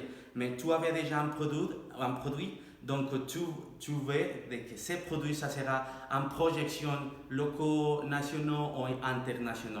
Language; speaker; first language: French; non-native, learner; Spanish